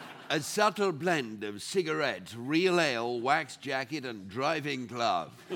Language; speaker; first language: English; native; English